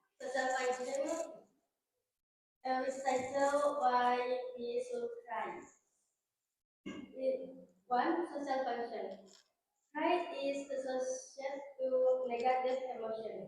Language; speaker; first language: English; non-native, learner; Indonesian